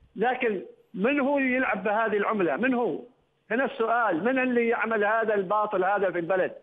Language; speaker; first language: Arabic; native; Arabic